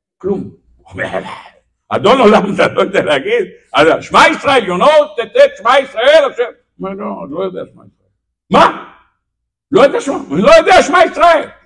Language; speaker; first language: Hebrew; native; Hebrew